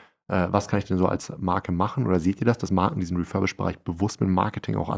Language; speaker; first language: German; native; German